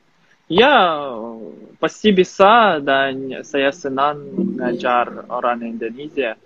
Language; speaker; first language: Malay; non-native, fluent; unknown